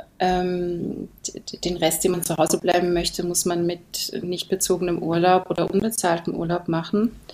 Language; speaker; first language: German; native; German